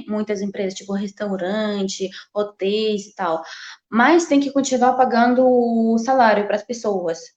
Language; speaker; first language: Portuguese; non-native, fluent; Russian